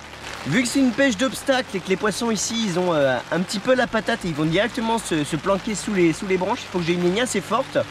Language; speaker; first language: French; native; French